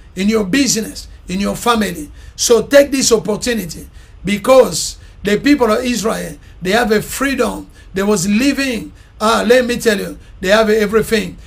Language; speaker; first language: English; non-native, fluent; Lingala